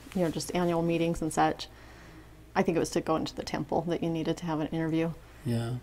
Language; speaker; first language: English; native; English